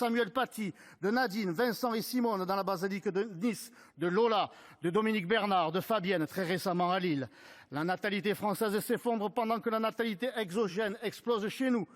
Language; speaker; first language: French; native; French